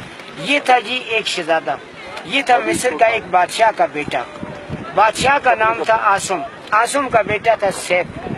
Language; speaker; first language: Hindi; non-native, local second language; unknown